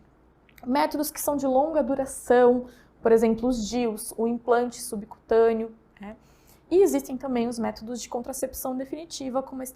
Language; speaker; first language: Portuguese; native; Portuguese